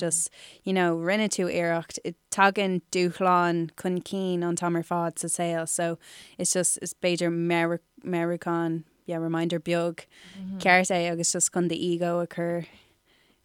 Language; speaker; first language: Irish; non-native, local second language; English